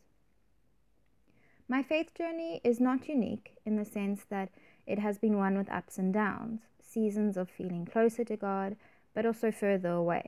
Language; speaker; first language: English; native; English